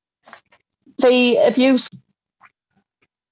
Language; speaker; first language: English; native; English